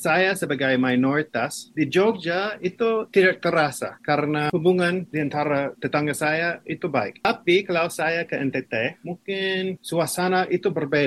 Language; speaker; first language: Indonesian; non-native, fluent; English